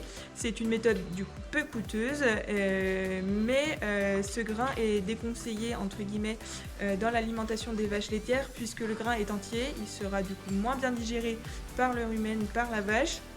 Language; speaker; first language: French; native; French